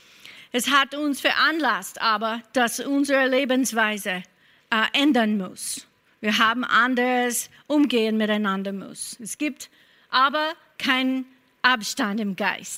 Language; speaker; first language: German; non-native, fluent; English